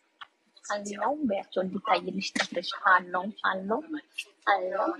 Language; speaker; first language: German; non-native, learner; Amharic